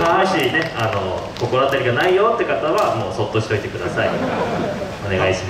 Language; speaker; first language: Japanese; native; Japanese